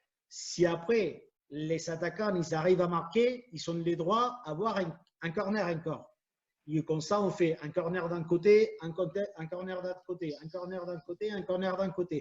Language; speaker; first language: French; non-native, fluent; Spanish